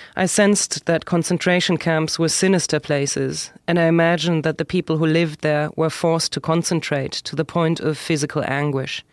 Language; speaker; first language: English; non-native, fluent; German